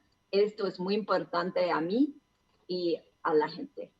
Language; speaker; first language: Spanish; non-native, learner; English